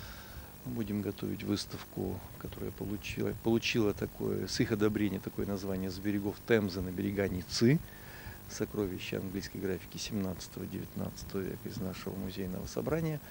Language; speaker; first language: Russian; native; Russian